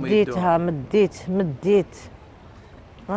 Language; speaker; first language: Arabic; native; Arabic